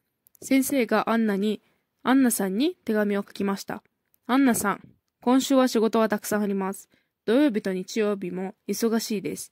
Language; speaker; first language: Japanese; non-native, fluent; Kyrgyz